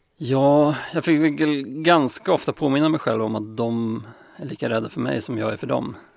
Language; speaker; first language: Swedish; native; Swedish